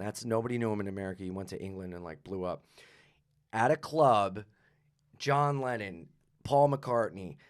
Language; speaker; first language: English; native; English